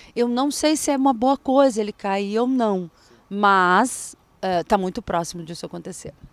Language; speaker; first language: Portuguese; native; Portuguese